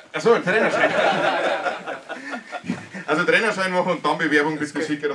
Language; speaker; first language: German; native; German